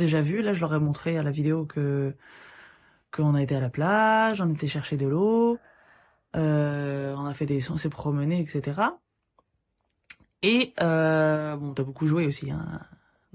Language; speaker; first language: French; native; French